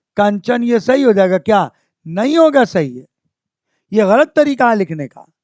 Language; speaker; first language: Hindi; native; Hindi